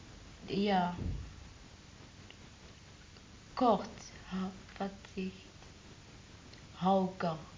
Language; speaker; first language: Dutch; non-native, learner; Arabic